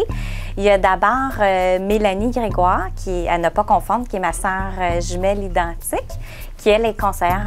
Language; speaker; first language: French; native; French